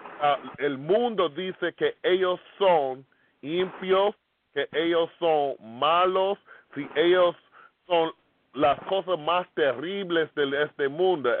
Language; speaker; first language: Spanish; non-native, fluent; English